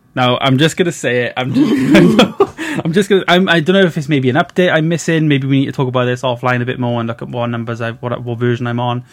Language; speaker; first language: English; native; English